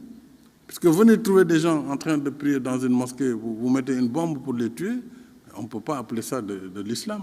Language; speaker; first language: French; non-native, local second language; Fula